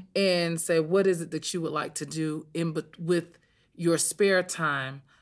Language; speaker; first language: English; native; English